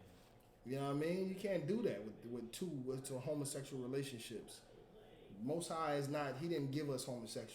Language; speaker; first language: English; native; English